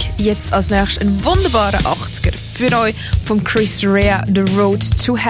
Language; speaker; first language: German; native; German